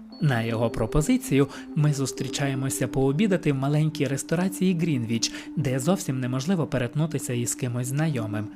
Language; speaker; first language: Ukrainian; native; Ukrainian